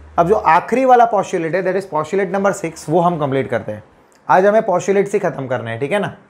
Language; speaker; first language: Hindi; non-native, local second language; Gujarati